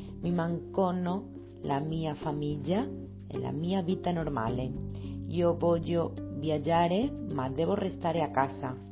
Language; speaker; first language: Italian; non-native, learner; Spanish